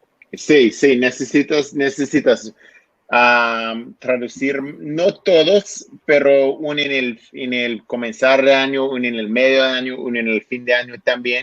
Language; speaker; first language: Spanish; non-native, learner; English